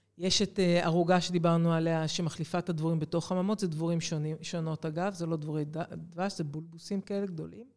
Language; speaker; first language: Hebrew; native; Hebrew